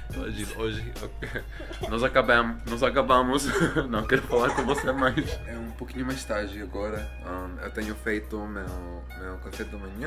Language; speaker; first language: Portuguese; non-native, learner; Spanish